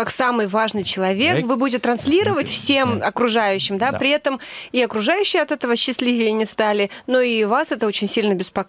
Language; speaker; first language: Russian; native; Russian